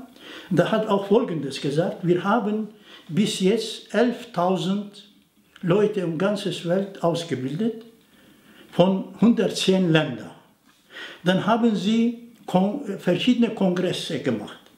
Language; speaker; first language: German; non-native, fluent; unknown